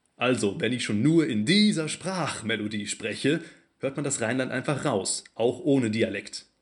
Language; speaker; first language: German; native; German